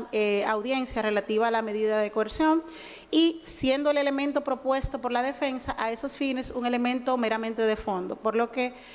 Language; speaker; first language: Spanish; native; Spanish